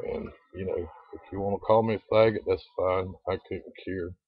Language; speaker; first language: English; native; English